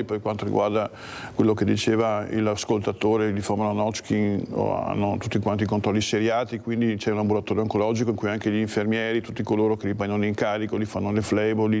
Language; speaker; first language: Italian; native; Italian